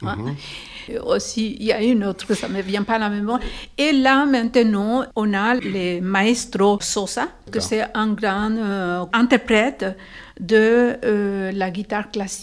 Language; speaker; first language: French; non-native, fluent; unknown